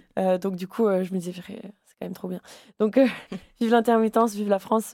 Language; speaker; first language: French; native; French